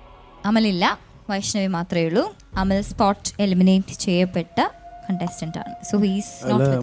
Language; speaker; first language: Malayalam; native; Malayalam